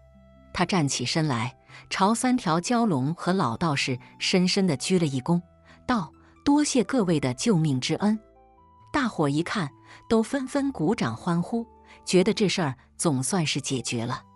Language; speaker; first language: Chinese; native; Chinese